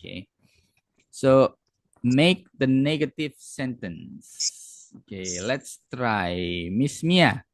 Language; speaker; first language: English; non-native, fluent; Indonesian